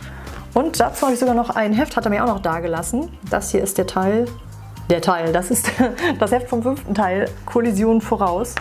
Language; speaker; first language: German; native; German